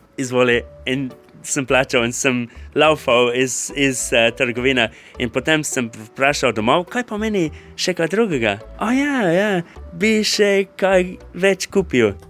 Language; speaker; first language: Slovenian; non-native, fluent; English